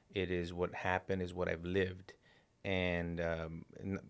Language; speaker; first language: English; early bilingual, other home language; Spanish